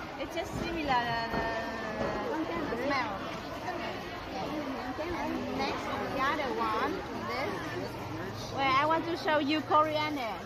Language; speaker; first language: English; non-native, learner; Vietnamese